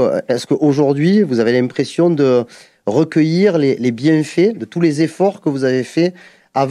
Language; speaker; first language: French; native; French